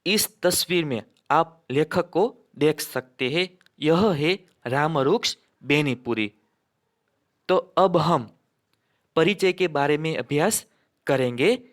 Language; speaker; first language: Hindi; non-native, local second language; Gujarati